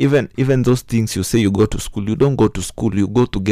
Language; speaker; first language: English; non-native, local second language; Kikuyu